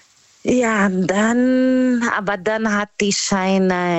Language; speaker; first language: German; non-native, learner; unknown